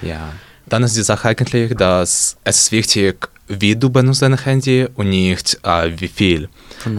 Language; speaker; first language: German; non-native, learner; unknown